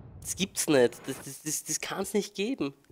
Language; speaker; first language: German; native; German